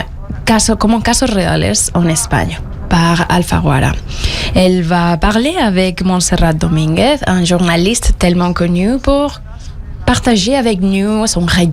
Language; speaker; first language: French; non-native, fluent; Spanish